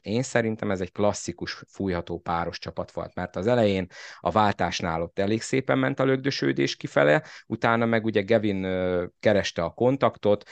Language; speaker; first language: Hungarian; native; Hungarian